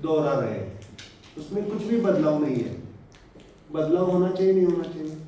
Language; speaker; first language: Hindi; non-native, local second language; Marathi